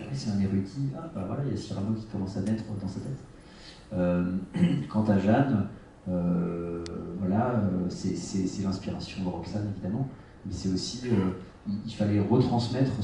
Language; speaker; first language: French; native; French